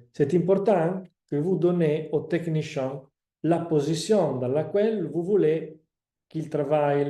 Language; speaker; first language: French; non-native, fluent; Italian